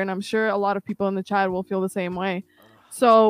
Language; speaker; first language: English; non-native, fluent; Kazakh